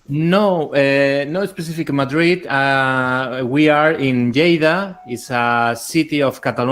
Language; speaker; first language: English; non-native, learner; Spanish